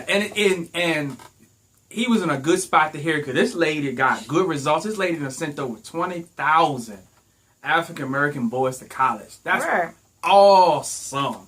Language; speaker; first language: English; native; English